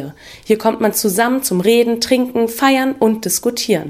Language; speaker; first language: German; native; German